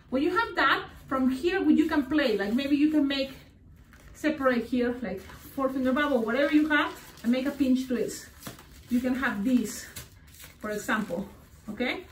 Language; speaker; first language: English; non-native, fluent; Spanish